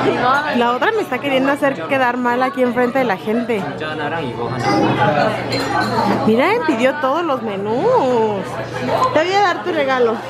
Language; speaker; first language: Spanish; native; Spanish